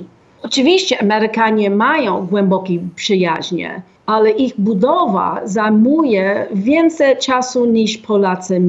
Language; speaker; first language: Polish; non-native, fluent; English